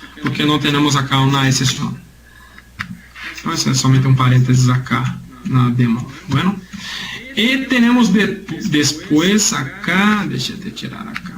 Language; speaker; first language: Spanish; non-native, learner; Portuguese